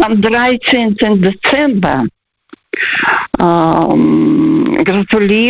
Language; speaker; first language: German; non-native, fluent; Russian